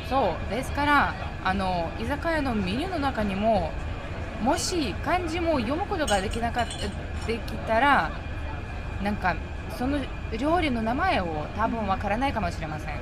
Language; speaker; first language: Japanese; non-native, learner; Lithuanian